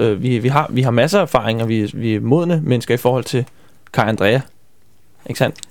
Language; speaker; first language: Danish; native; Danish